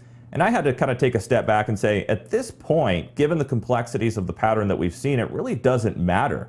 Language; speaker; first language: English; native; English